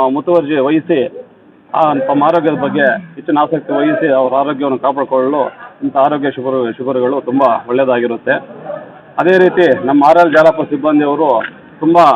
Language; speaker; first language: Kannada; native; Kannada